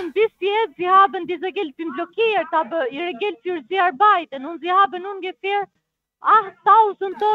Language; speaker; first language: German; non-native, learner; Italian